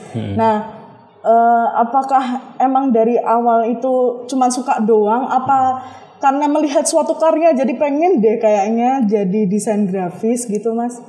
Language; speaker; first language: Indonesian; native; Indonesian